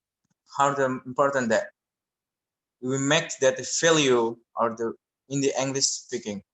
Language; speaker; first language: English; non-native, learner; Indonesian